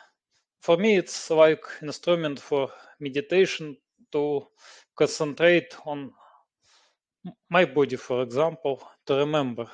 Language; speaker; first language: English; non-native, learner; Russian